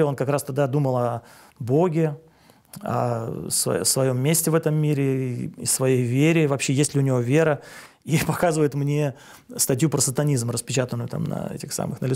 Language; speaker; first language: Russian; native; Russian